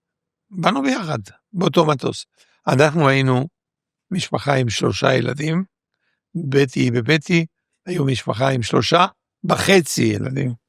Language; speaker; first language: Hebrew; non-native, fluent; Spanish